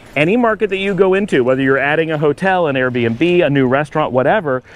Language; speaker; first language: English; native; English